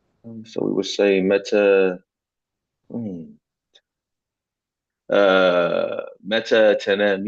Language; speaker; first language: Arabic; non-native, learner; English